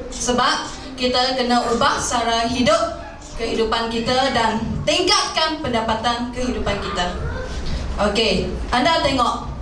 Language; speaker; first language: Malay; non-native, local second language; Chinese